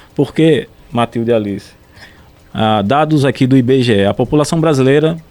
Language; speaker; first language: Portuguese; native; Portuguese